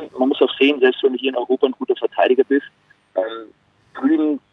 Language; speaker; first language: German; native; German